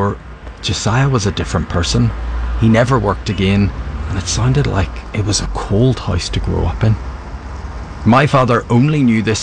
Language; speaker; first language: English; native; English